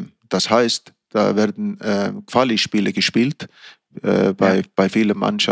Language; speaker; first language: German; non-native, fluent; Icelandic